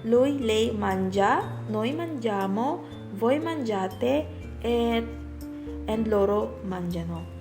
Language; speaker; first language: Italian; non-native, learner; Filipino